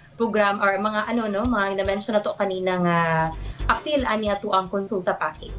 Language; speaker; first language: Cebuano; native; Cebuano